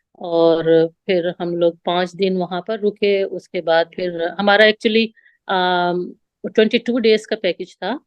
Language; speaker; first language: Urdu; native; Urdu